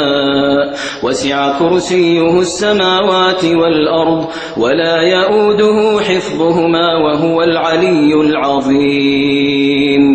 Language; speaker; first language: Arabic; native; Arabic